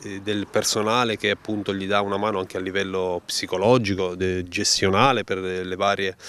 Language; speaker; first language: Italian; native; Italian